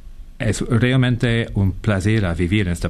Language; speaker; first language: Spanish; non-native, fluent; English